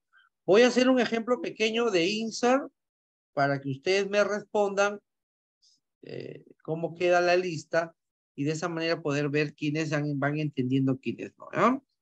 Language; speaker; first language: Spanish; native; Spanish